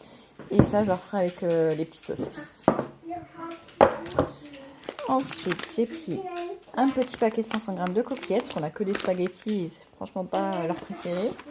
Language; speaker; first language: French; native; French